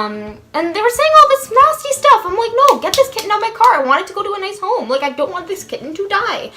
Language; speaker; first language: English; native; English